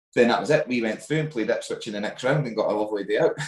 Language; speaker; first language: English; native; English